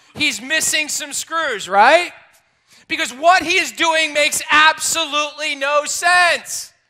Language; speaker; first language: English; native; English